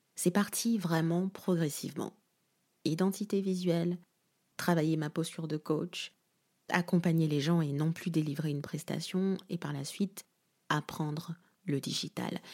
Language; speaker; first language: French; non-native, local second language; Lingala